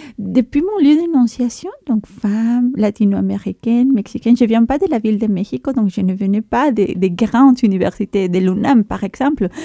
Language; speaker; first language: French; non-native, fluent; Spanish